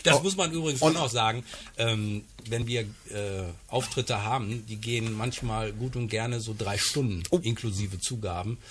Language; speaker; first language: German; native; German